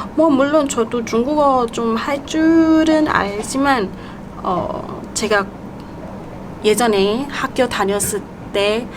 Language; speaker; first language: Korean; non-native, fluent; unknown